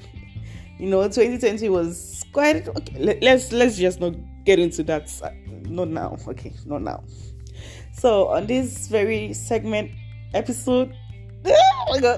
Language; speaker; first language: English; non-native, local second language; Akan